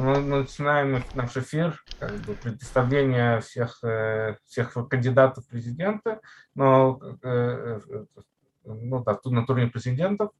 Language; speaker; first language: Russian; native; Russian